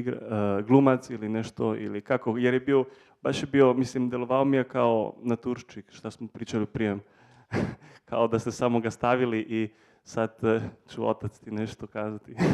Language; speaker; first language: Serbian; early bilingual, heritage; Serbian